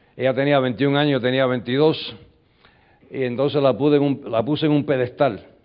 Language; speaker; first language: Spanish; early bilingual, heritage; English